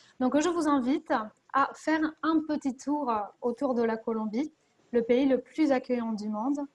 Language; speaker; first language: French; non-native, fluent; Spanish